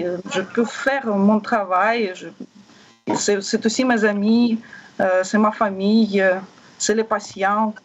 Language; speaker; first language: French; non-native, learner; Russian